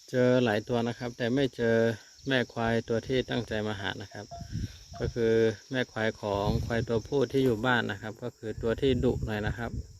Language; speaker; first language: Thai; non-native, local second language; Karen languages